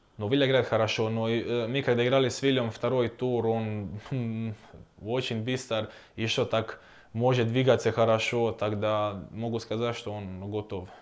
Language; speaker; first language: Russian; non-native, learner; Croatian